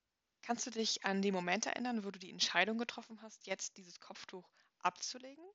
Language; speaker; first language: German; native; German